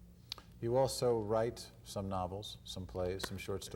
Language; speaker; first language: English; native; English